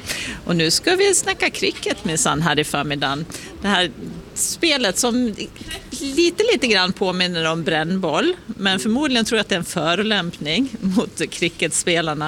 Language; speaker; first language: Swedish; native; Swedish